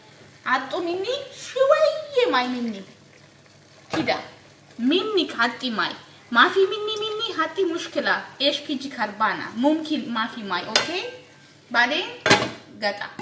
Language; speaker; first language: Arabic; non-native, learner; Amharic